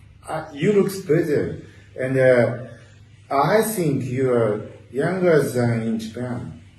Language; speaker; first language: English; non-native, learner; Japanese